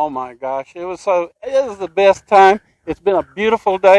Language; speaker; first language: English; native; English